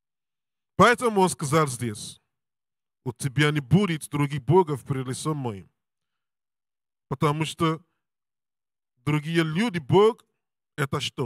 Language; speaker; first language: Russian; non-native, learner; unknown